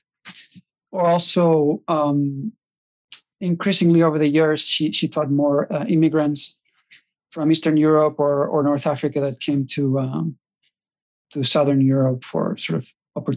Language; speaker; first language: English; non-native, fluent; Catalan